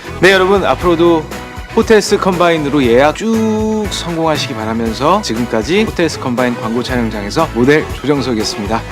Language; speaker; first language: Korean; native; Korean